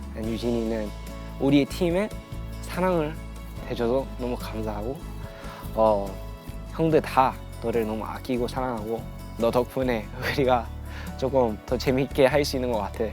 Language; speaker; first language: Korean; early bilingual, heritage; English